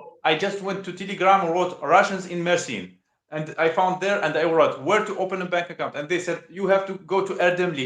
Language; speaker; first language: English; non-native, learner; Russian